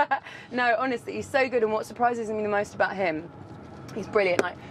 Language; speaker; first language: English; native; English